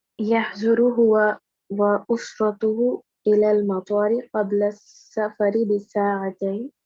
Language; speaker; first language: Arabic; non-native, learner; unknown